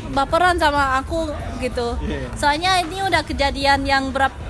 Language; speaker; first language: Indonesian; early bilingual, heritage; Indonesian